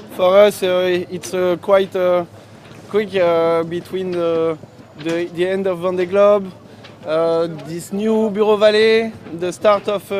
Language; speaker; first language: English; non-native, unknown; French